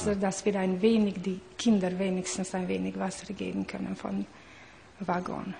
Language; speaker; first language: German; non-native, learner; Hungarian